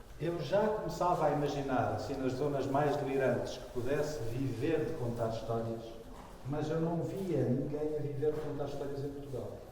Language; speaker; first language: Portuguese; native; Portuguese